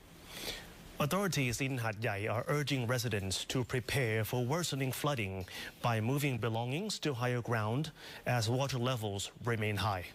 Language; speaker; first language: English; non-native, fluent; Thai